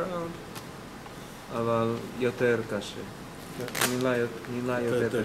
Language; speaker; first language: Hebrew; non-native, learner; English